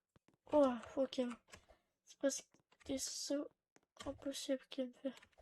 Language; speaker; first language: French; native; French